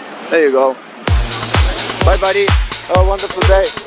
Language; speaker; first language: English; non-native, fluent; Spanish